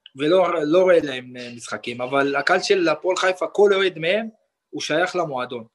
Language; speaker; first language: Hebrew; non-native, local second language; Arabic